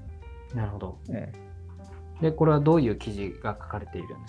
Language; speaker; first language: Japanese; native; Japanese